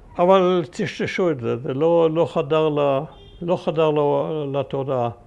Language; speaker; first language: Hebrew; early bilingual, other home language; German